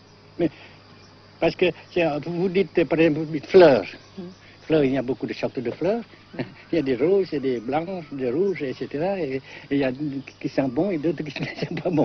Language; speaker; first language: French; non-native, local second language; Vietnamese